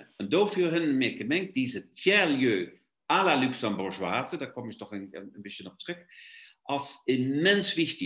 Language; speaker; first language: German; non-native, fluent; Luxembourgish